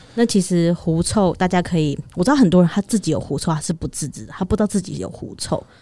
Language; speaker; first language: Chinese; native; Chinese